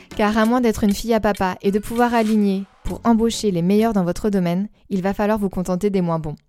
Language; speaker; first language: French; native; French